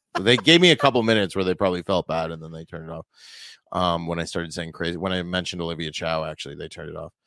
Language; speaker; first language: English; native; English